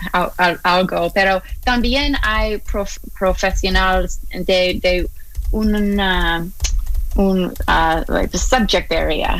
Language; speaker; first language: Spanish; non-native, learner; English